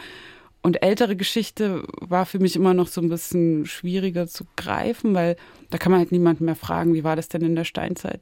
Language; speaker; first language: German; native; German